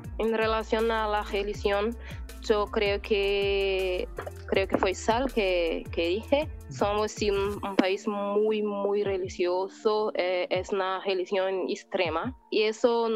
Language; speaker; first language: Spanish; non-native, learner; Portuguese